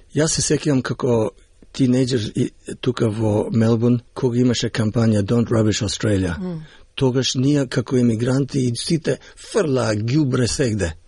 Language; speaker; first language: Macedonian; early bilingual, heritage; Macedonian